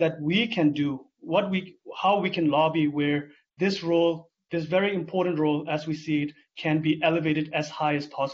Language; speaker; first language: English; non-native, local second language; Tibetan